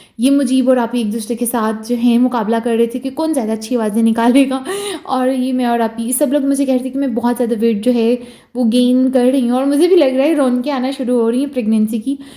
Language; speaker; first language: Urdu; native; Urdu